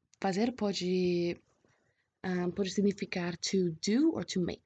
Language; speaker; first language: Portuguese; non-native, fluent; English